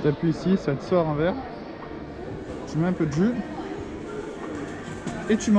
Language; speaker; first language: French; native; French